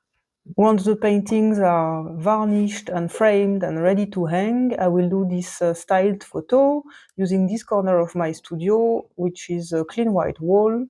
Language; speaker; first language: English; non-native, fluent; French